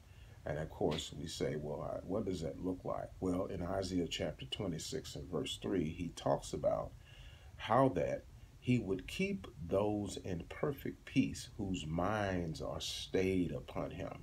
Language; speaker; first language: English; native; English